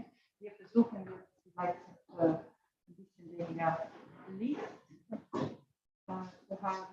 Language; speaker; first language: German; non-native, fluent; Italian